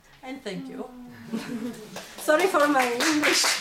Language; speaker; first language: English; non-native, fluent; Italian